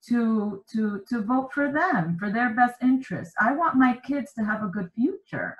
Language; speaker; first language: English; early bilingual, other home language; Spanish